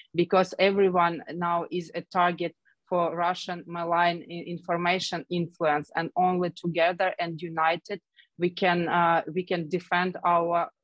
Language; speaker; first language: English; non-native, fluent; Ukrainian